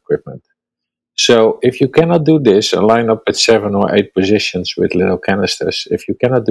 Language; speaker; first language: English; non-native, fluent; Dutch